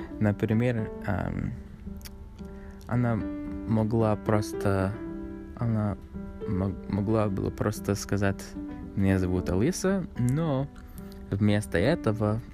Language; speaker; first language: Russian; non-native, learner; English